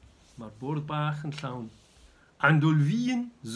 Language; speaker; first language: Welsh; native; Welsh